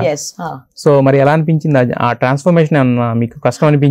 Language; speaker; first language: Telugu; native; Telugu